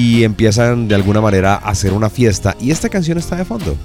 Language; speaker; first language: Spanish; native; Spanish